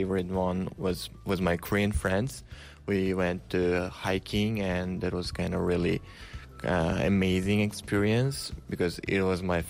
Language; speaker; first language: English; non-native, fluent; Uzbek